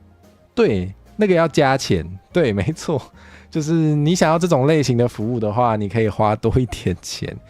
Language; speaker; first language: Chinese; native; Chinese